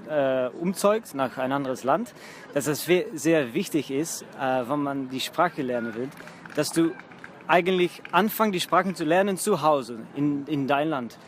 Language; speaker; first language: German; non-native, fluent; Dutch